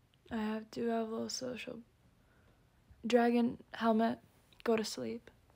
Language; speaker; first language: English; early bilingual, other home language; Spanish